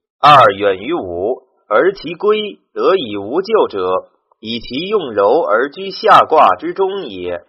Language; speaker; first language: Chinese; native; Chinese